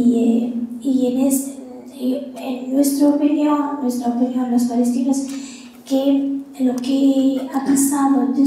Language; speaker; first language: Spanish; non-native, fluent; Arabic